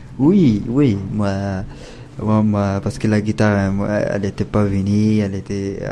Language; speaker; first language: French; non-native, local second language; Tamasheq